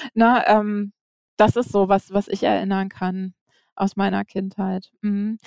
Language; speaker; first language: German; native; German